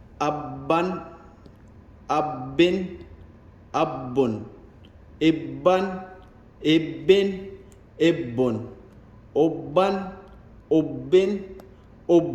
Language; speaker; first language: Arabic; non-native, local second language; Somali